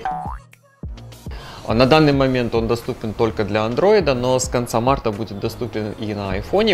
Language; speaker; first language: Russian; native; Russian